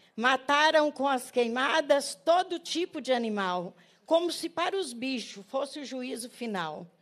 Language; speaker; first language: Portuguese; native; Portuguese